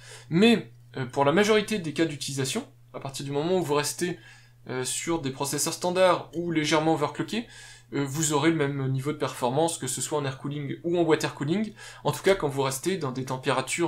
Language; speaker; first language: French; native; French